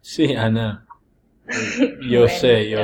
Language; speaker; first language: Spanish; non-native, learner; English